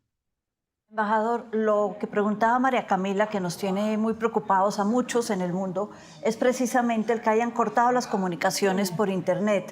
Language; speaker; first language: Spanish; native; Spanish